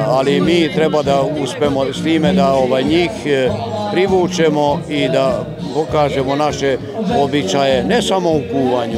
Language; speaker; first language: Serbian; non-native, local second language; Hungarian